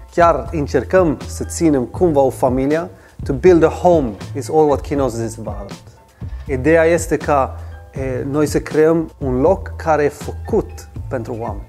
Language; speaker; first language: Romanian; non-native, fluent; Swedish